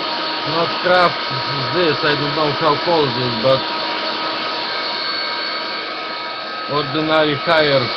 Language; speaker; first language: English; non-native, learner; Ukrainian